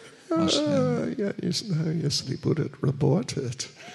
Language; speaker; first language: Russian; non-native, learner; English